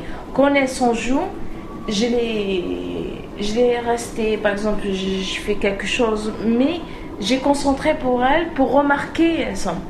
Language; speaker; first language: French; non-native, learner; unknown